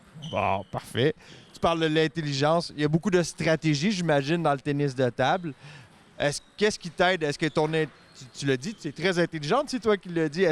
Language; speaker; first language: French; native; French